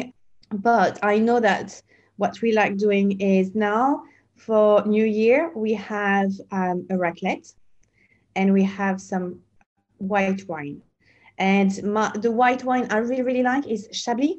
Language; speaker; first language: English; non-native, fluent; French